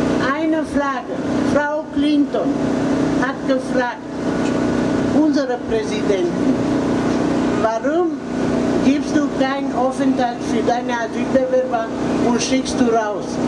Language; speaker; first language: German; non-native, learner; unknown